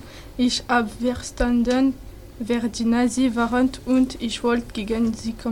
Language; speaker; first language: German; non-native, learner; French